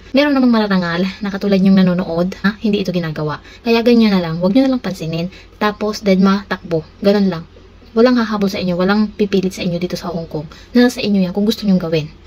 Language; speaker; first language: Filipino; native; Filipino